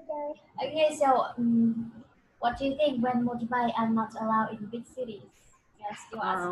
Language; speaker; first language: English; non-native, fluent; Vietnamese